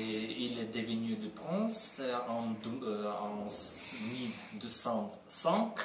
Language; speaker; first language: French; non-native, learner; Ukrainian